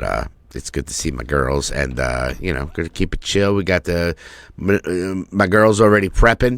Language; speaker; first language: English; native; English